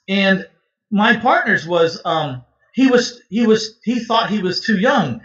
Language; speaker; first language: English; native; English